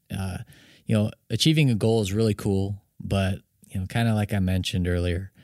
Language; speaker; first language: English; native; English